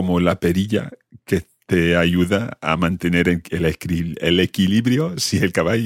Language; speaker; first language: Spanish; non-native, fluent; English